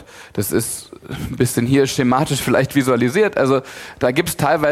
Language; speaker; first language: German; native; German